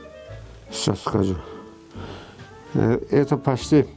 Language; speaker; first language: Russian; non-native, local second language; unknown